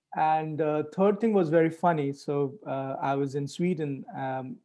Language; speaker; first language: English; non-native, local second language; Hindi